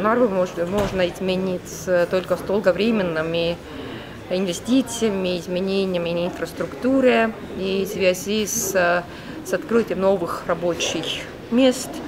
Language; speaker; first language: Russian; non-native, fluent; Estonian